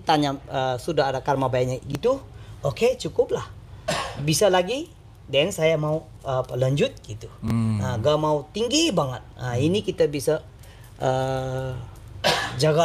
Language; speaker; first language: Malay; non-native, learner; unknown